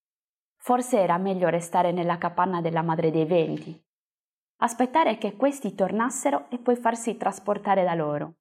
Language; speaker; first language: Italian; native; Italian